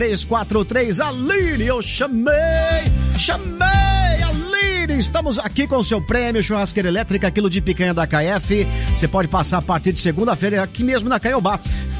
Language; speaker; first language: Portuguese; native; Portuguese